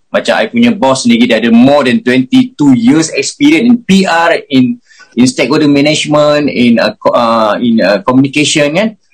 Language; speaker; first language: English; non-native, local second language; Malay